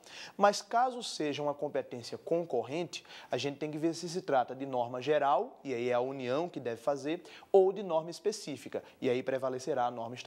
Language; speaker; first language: Portuguese; native; Portuguese